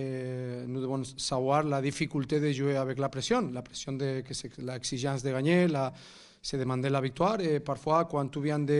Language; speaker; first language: French; non-native, fluent; Catalan